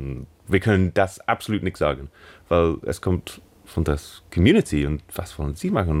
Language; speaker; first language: German; non-native, fluent; English